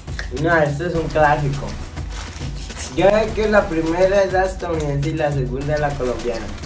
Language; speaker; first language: Spanish; native; Spanish